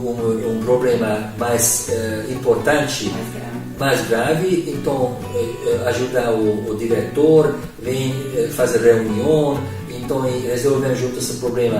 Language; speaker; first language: Portuguese; non-native, fluent; Hungarian